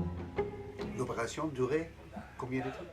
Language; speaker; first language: French; non-native, learner; Dutch